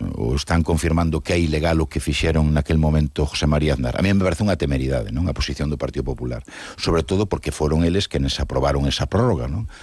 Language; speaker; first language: Galician; non-native, local second language; Spanish